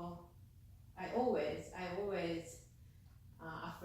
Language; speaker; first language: English; non-native, learner; Chinese